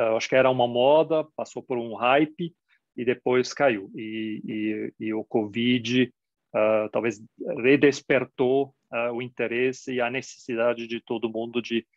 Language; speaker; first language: Portuguese; non-native, fluent; German